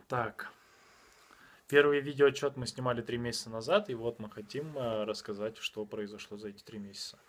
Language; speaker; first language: Russian; native; Russian